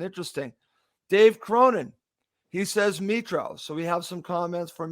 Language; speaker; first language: English; native; English